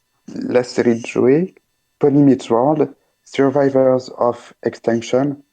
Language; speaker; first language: English; non-native, learner; French